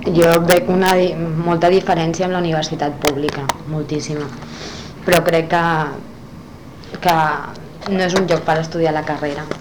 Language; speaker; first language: Catalan; non-native, local second language; Spanish